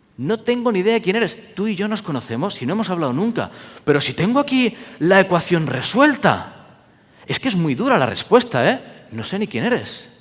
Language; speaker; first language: Spanish; native; Spanish